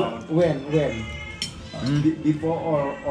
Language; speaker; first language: English; non-native, learner; Indonesian